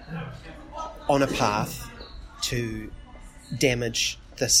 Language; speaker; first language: English; native; English